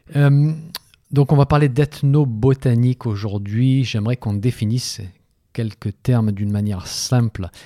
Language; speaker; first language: French; native; French